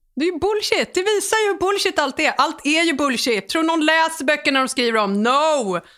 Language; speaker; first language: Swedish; native; Swedish